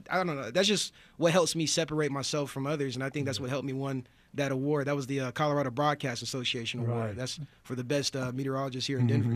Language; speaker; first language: English; native; English